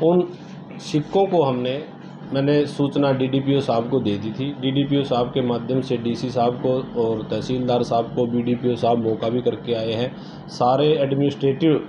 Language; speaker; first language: Hindi; native; Hindi